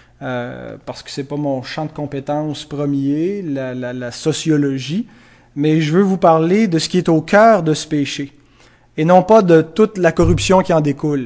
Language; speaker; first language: French; native; French